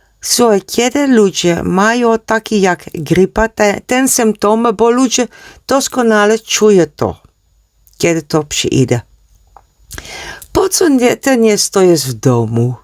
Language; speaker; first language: Polish; non-native, learner; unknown